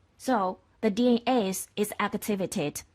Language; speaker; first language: English; non-native, fluent; Chinese